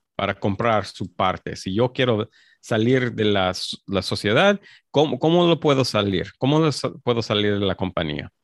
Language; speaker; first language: Spanish; early bilingual, heritage; Spanish